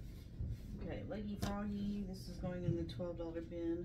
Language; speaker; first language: English; native; English